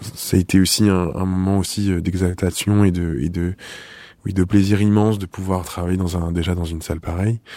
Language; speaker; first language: French; native; French